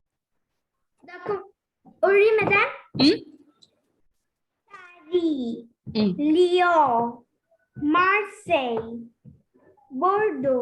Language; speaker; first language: French; non-native, learner; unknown